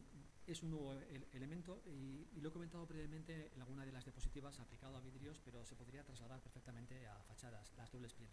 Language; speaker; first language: Spanish; native; Spanish